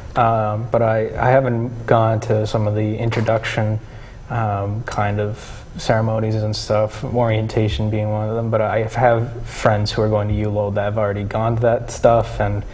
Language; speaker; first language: English; native; English